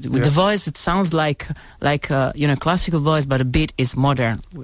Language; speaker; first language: English; non-native, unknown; Italian